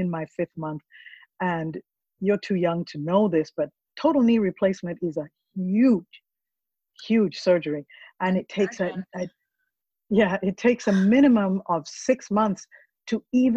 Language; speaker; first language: English; non-native, local second language; Ganda